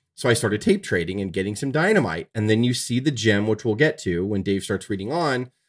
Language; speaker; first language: English; native; English